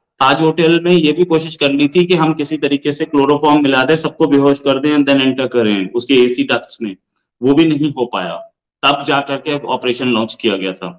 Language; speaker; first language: Hindi; native; Hindi